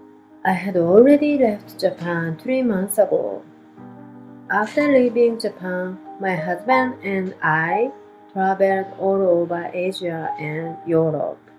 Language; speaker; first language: English; non-native, learner; Japanese